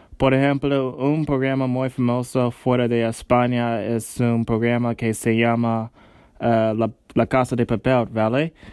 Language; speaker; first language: Spanish; non-native, learner; English